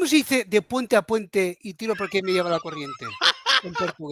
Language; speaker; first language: Spanish; native; Spanish